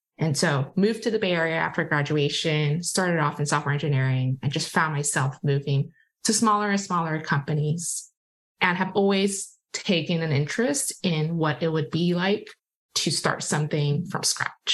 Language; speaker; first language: English; non-native, local second language; Cantonese